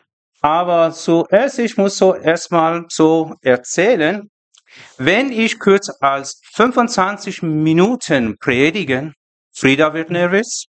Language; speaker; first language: German; non-native, learner; Persian